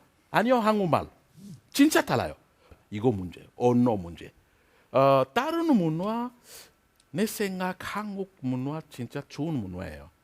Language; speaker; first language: Korean; non-native, learner; French